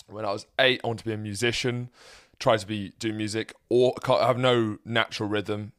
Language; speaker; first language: English; native; English